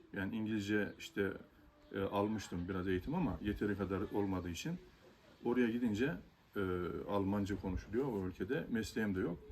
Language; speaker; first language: Turkish; native; Turkish